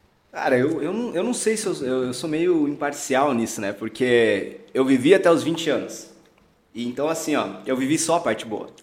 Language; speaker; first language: Portuguese; early bilingual, heritage; Portuguese